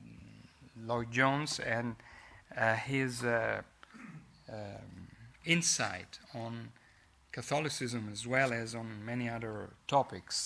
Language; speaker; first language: English; non-native, fluent; Italian